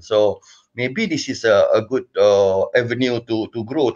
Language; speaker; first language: English; non-native, local second language; Malay